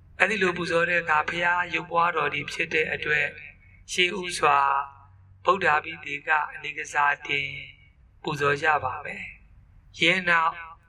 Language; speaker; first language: Burmese; native; Burmese